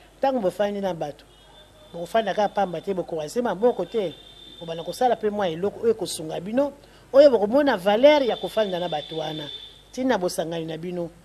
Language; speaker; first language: Lingala; non-native, local second language; Kongo